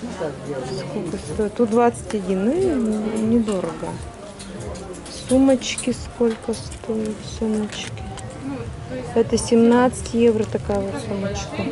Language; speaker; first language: Russian; native; Russian